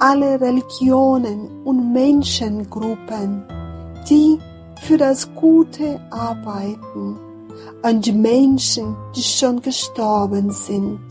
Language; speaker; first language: German; non-native, fluent; Portuguese